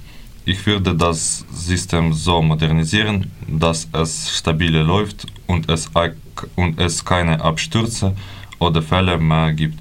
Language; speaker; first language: German; non-native, learner; Ukrainian